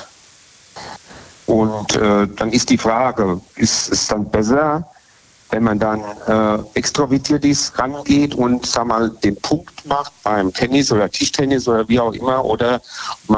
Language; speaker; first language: German; native; German